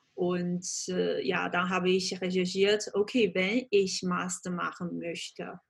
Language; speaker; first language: German; non-native, fluent; Chinese